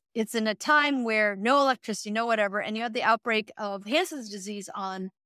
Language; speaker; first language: English; native; English